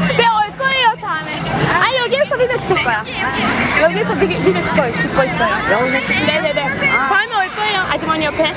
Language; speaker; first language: Korean; non-native, learner; Turkish